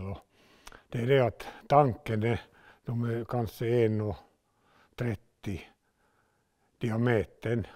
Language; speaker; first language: Swedish; non-native, local second language; Finnish